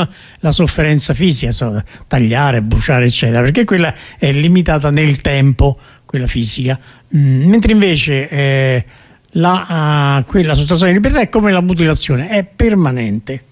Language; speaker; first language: Italian; native; Italian